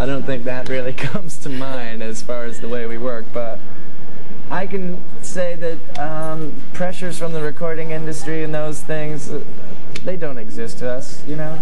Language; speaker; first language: English; native; English